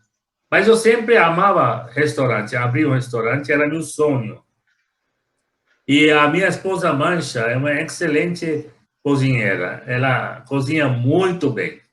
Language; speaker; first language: Portuguese; non-native, fluent; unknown